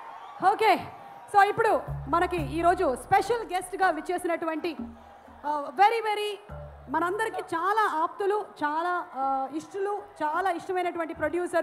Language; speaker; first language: Telugu; native; Telugu